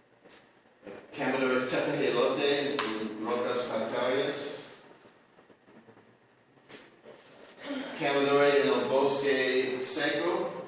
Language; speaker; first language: Spanish; non-native, learner; English